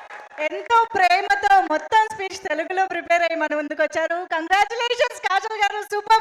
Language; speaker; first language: Telugu; native; Telugu